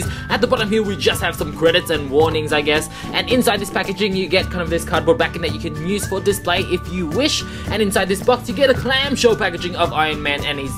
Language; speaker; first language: English; native; English